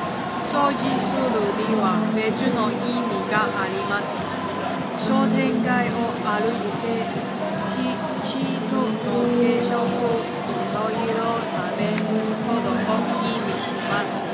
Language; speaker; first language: Japanese; non-native, learner; Cantonese